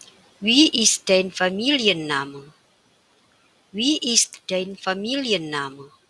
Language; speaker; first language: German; non-native, fluent; Indonesian